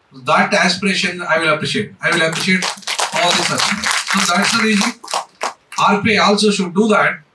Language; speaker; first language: English; non-native, local second language; Telugu